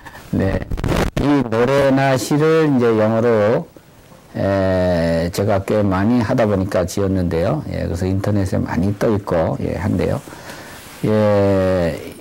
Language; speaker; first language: Korean; native; Korean